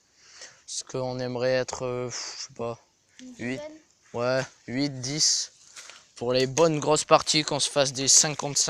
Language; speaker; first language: French; native; French